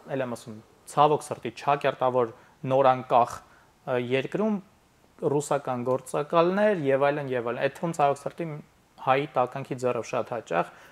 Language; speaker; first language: Armenian; native; Armenian